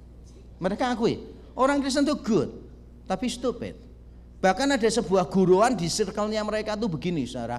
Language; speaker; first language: Indonesian; native; Indonesian